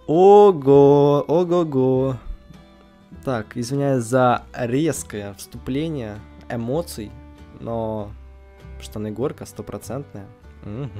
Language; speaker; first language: Russian; native; Russian